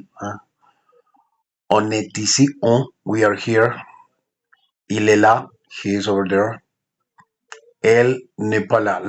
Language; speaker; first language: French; non-native, fluent; Spanish